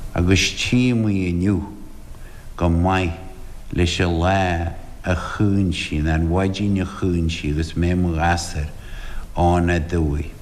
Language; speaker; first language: Irish; native; Irish